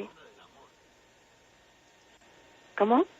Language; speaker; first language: Spanish; non-native, fluent; English